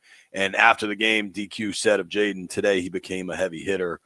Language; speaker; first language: English; native; English